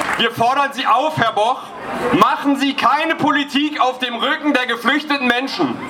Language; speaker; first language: German; native; German